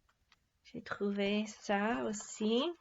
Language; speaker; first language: French; non-native, fluent; English